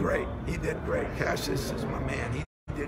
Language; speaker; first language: English; native; English